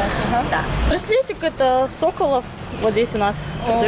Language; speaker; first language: Russian; native; Russian